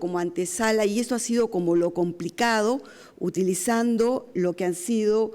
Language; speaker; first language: Spanish; native; Spanish